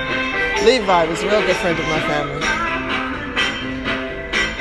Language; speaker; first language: English; native; English